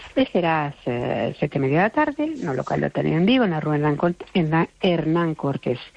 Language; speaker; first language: Galician; non-native, local second language; Spanish